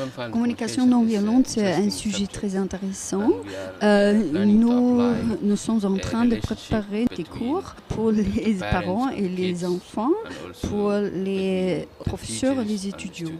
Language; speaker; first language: French; non-native, fluent; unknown